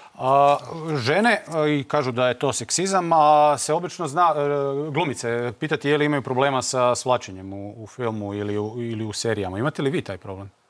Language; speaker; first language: Croatian; native; Croatian